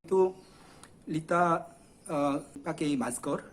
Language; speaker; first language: Indonesian; non-native, learner; Korean